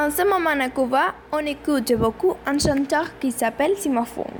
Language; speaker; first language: French; non-native, fluent; Spanish